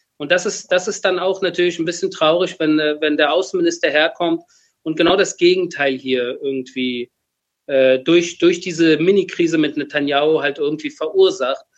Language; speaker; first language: German; early bilingual, other home language; Persian